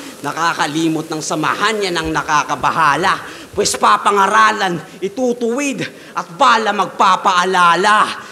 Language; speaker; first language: Filipino; native; Filipino